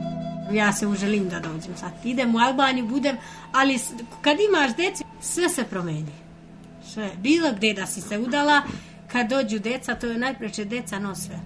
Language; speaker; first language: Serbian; non-native, fluent; Albanian